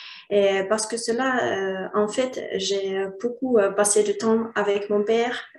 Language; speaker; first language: French; non-native, learner; Finnish